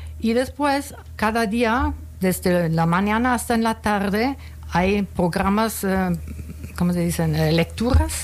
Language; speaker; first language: Spanish; non-native, fluent; German